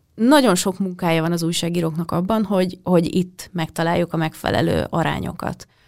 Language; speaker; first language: Hungarian; native; Hungarian